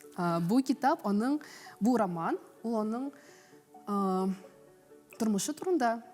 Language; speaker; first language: Tatar; native; Tatar